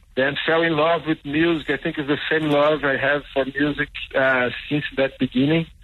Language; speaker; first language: English; non-native, fluent; Portuguese